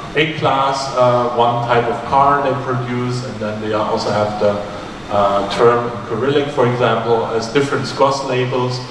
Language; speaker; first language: English; non-native, fluent; German